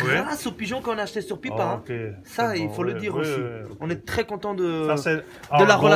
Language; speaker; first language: French; native; French